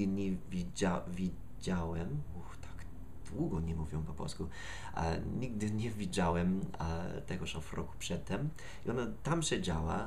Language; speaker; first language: Polish; non-native, learner; English